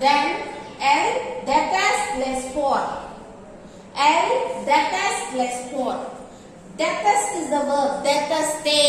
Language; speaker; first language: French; non-native, fluent; Tamil